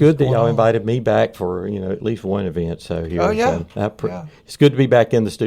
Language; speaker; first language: English; native; English